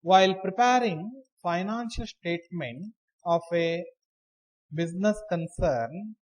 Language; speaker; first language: English; non-native, local second language; Kannada